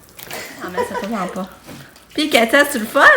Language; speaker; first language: French; native; French